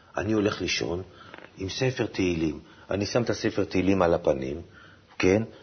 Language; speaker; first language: Hebrew; native; Hebrew